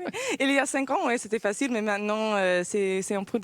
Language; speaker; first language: French; early bilingual, heritage; English